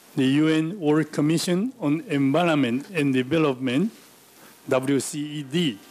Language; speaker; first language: English; non-native, fluent; Chinese